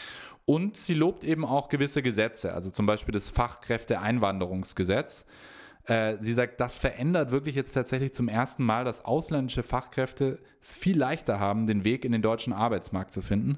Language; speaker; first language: German; native; German